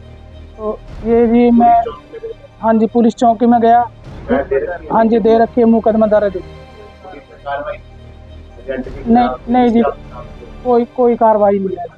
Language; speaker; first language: Hindi; native; Hindi